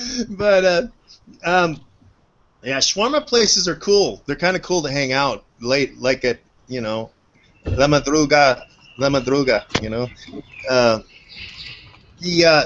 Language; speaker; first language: English; native; English